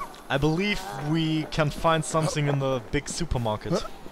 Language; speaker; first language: English; non-native, learner; German